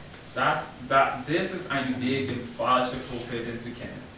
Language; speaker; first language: German; non-native, learner; English